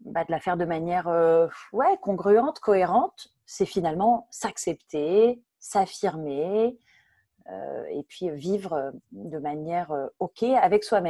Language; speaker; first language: French; native; French